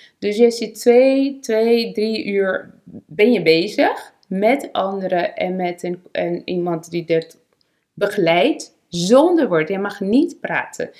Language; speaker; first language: Dutch; non-native, fluent; Portuguese